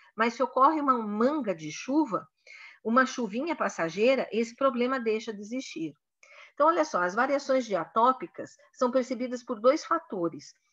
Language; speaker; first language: Portuguese; native; Portuguese